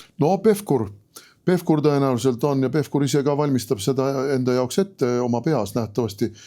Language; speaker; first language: Estonian; native; Estonian